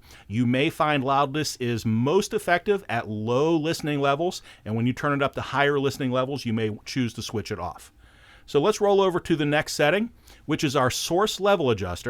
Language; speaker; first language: English; native; English